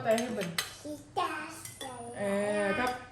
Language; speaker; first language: Dutch; non-native, learner; Thai